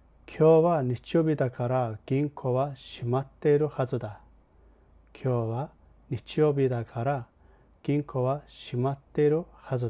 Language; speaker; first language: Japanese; non-native, fluent; Mongolian